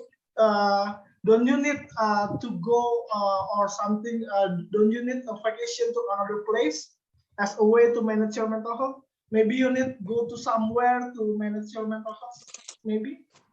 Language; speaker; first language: English; non-native, learner; Indonesian